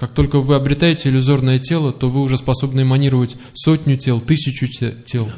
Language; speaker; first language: Russian; native; Russian